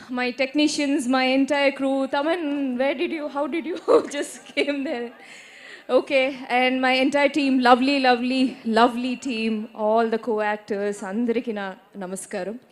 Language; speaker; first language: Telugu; non-native, learner; Malayalam